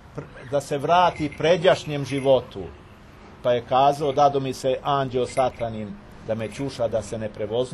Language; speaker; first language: Serbian; native; Serbian